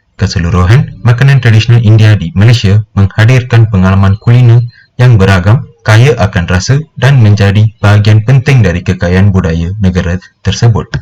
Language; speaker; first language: Malay; non-native, local second language; Tamil